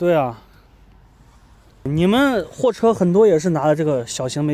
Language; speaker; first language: Chinese; native; Chinese